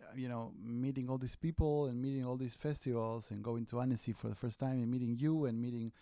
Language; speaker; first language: English; non-native, fluent; Spanish